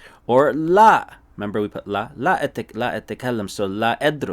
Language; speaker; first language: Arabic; non-native, fluent; English